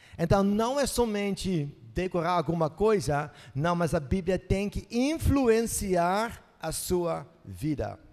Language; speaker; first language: Portuguese; non-native, fluent; Dutch